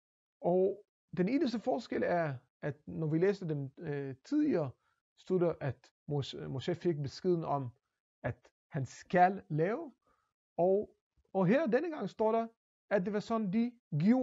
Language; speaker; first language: Danish; non-native, fluent; Hebrew